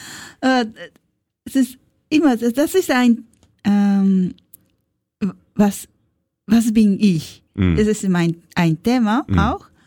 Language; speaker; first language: German; non-native, learner; Japanese